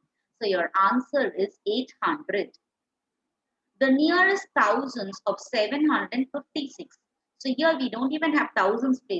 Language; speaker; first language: English; non-native, local second language; Tamil